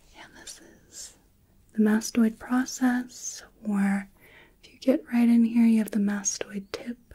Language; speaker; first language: English; native; English